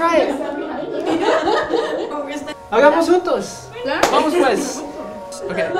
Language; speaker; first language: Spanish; non-native, learner; English